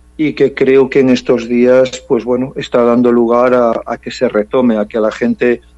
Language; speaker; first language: Spanish; early bilingual, heritage; English